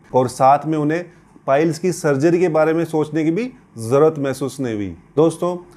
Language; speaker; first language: Hindi; native; Hindi